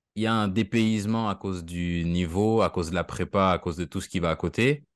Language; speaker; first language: French; native; French